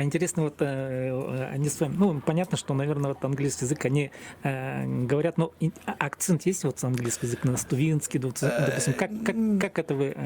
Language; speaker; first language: Russian; native; Russian